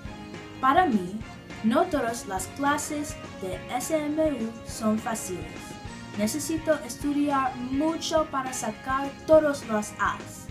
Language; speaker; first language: Spanish; non-native, learner; English